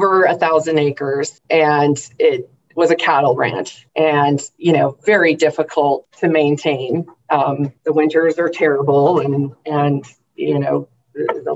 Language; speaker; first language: English; native; English